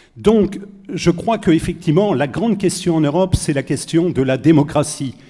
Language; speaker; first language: French; native; French